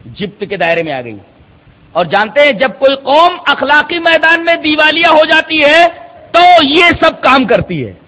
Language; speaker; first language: Urdu; native; Urdu